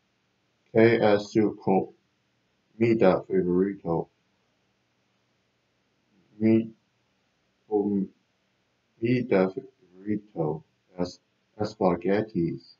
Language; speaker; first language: Spanish; non-native, learner; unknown